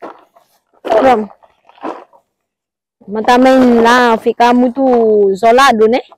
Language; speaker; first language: Portuguese; non-native, learner; Vietnamese